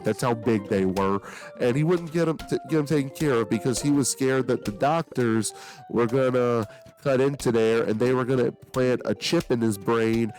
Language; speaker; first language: English; native; English